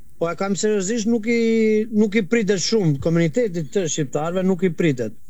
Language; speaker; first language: Albanian; early bilingual, heritage; Albanian